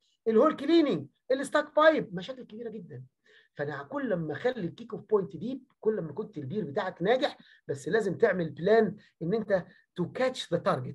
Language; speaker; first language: Arabic; native; Arabic